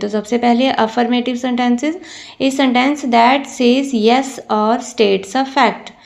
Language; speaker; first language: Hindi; non-native, local second language; Punjabi